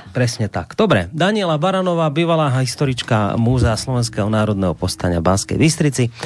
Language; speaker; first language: Slovak; native; Slovak